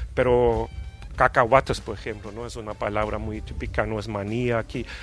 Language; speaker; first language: Spanish; non-native, fluent; German